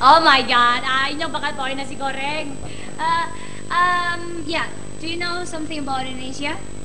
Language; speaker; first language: English; non-native, learner; Javanese